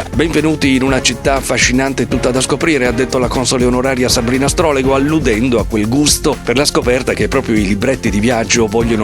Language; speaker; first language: Italian; native; Italian